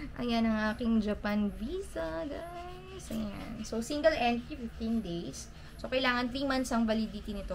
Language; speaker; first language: Filipino; native; Filipino